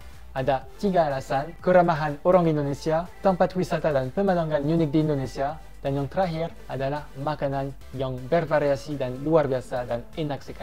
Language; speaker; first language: Indonesian; non-native, fluent; French